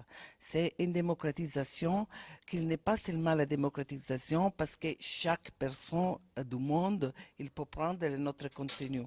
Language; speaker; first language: French; non-native, fluent; Italian